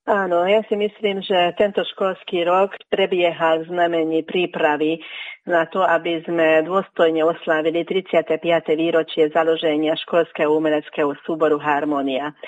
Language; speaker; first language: Slovak; early bilingual, heritage; Slovak